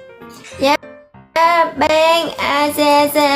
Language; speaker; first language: Indonesian; non-native, learner; Vietnamese